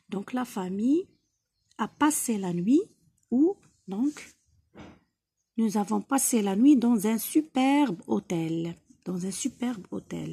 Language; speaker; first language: French; non-native, local second language; Arabic